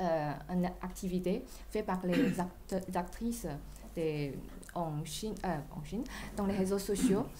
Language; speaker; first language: French; non-native, fluent; Chinese